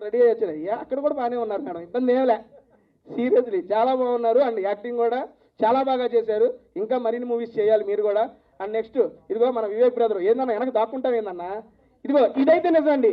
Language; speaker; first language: Telugu; native; Telugu